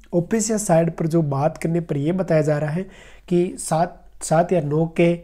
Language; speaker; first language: Hindi; native; Hindi